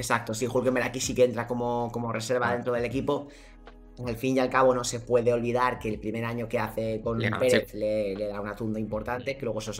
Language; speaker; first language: Spanish; native; Spanish